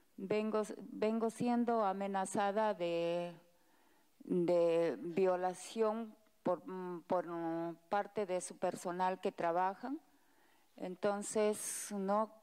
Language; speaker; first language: Spanish; native; Spanish